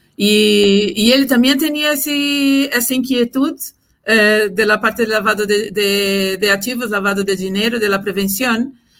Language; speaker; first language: Spanish; non-native, fluent; Portuguese